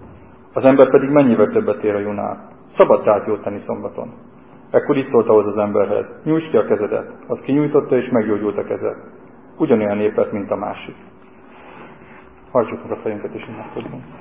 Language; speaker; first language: Hungarian; native; Hungarian